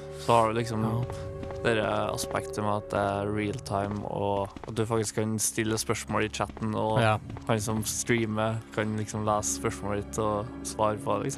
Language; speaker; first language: Norwegian; native; Norwegian